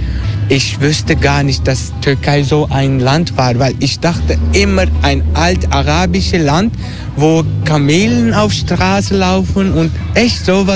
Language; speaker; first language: German; non-native, learner; Turkish